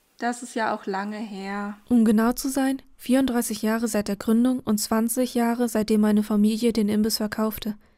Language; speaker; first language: German; early bilingual, other home language; Vietnamese